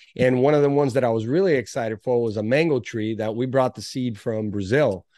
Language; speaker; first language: English; early bilingual, other home language; Portuguese